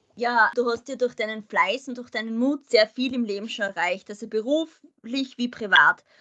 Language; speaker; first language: German; non-native, fluent; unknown